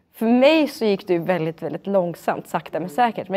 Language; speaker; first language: Swedish; early bilingual, other home language; Russian